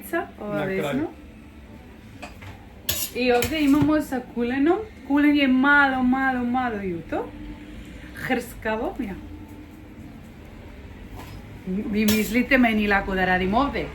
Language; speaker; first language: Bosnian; non-native, learner; Spanish